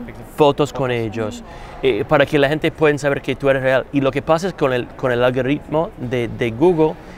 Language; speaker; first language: Spanish; non-native, fluent; English